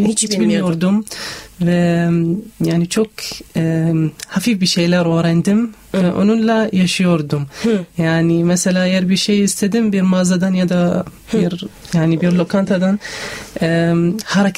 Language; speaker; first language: Turkish; non-native, learner; Arabic